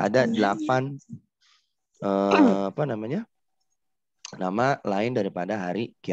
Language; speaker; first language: Indonesian; native; Indonesian